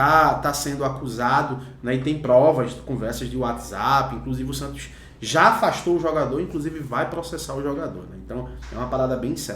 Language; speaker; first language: Portuguese; native; Portuguese